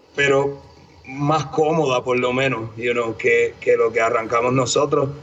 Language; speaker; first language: Spanish; native; Spanish